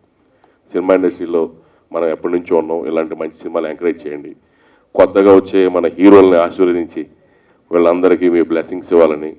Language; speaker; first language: Telugu; native; Telugu